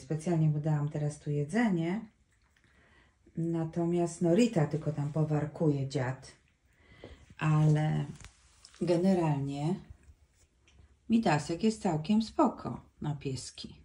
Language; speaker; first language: Polish; native; Polish